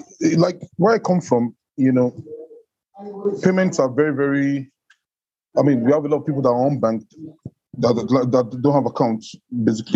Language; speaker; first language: English; non-native, local second language; Yoruba